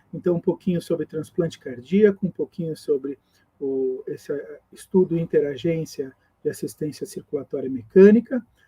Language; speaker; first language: Portuguese; native; Portuguese